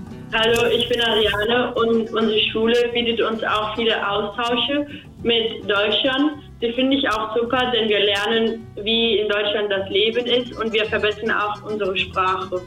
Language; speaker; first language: German; early bilingual, heritage; German